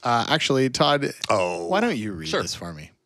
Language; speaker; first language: English; native; English